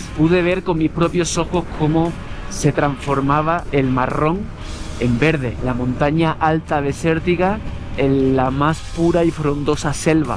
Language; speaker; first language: Spanish; native; Spanish